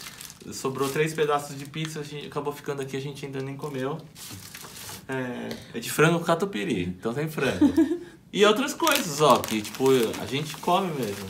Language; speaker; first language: Portuguese; native; Portuguese